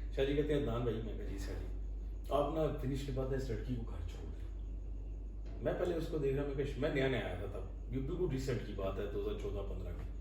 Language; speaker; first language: Urdu; non-native, local second language; Punjabi